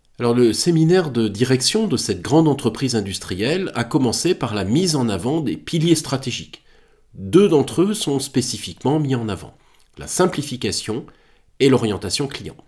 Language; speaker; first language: French; native; French